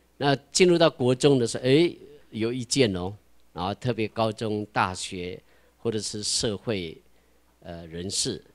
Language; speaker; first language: Chinese; non-native, local second language; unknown